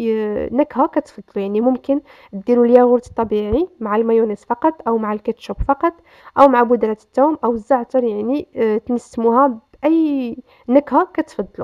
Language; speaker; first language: Arabic; native; Arabic